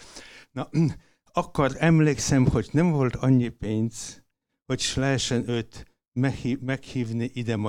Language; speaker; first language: Hungarian; non-native, fluent; Polish